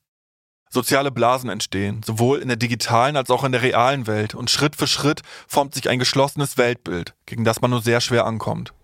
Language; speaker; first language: German; native; German